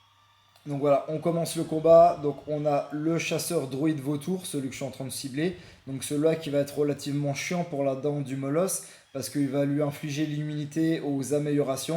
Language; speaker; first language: French; native; French